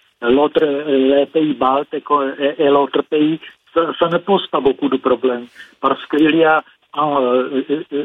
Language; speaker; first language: French; non-native, fluent; Czech